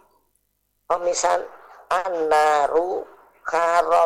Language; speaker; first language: Arabic; non-native, learner; Indonesian